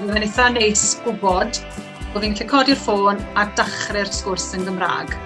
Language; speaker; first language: Welsh; native; Welsh